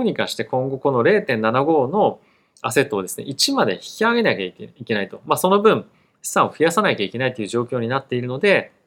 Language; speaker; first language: Japanese; native; Japanese